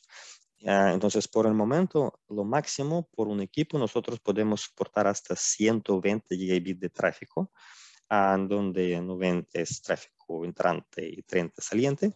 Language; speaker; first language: Spanish; non-native, fluent; Russian